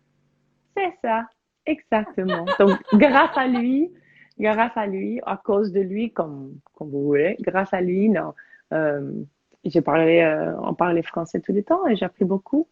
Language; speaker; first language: French; non-native, fluent; English